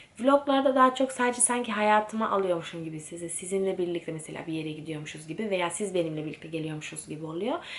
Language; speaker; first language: Turkish; early bilingual, heritage; Turkish